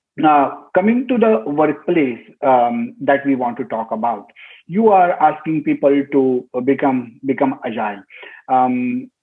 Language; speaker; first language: English; non-native, local second language; Marathi